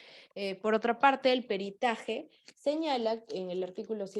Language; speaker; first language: Spanish; native; Spanish